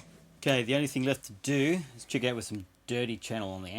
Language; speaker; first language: English; native; English